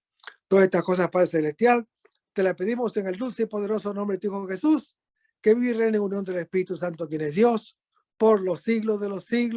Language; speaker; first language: Spanish; native; Spanish